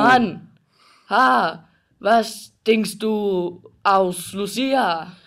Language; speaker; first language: German; non-native, learner; Danish